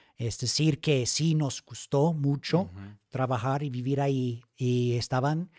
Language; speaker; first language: Spanish; non-native, fluent; English